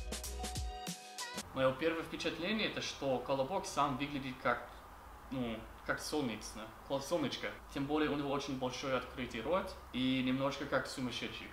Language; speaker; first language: Russian; non-native, learner; English